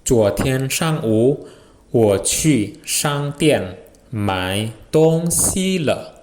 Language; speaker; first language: Chinese; non-native, fluent; Indonesian